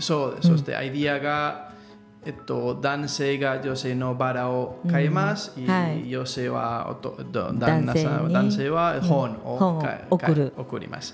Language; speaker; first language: Japanese; non-native, learner; Catalan